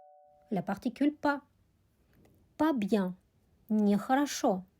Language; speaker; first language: French; non-native, fluent; Russian